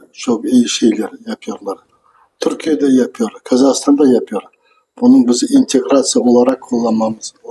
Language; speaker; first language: Turkish; non-native, learner; Kazakh